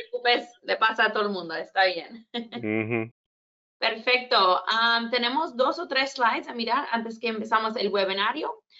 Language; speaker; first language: Spanish; early bilingual, heritage; Spanish